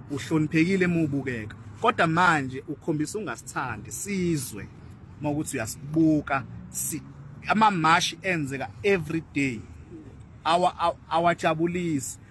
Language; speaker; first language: Zulu; native; Zulu